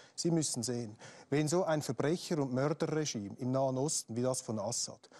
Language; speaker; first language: German; native; German